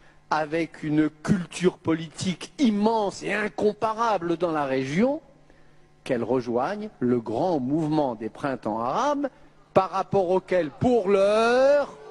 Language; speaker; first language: French; native; French